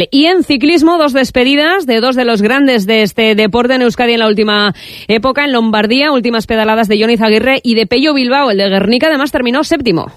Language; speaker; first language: Spanish; native; Spanish